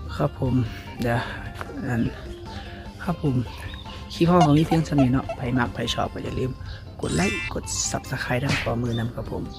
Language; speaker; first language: Thai; non-native, local second language; Northeastern Thai